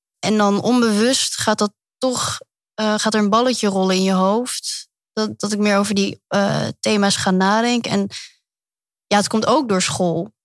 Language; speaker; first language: Dutch; early bilingual, other home language; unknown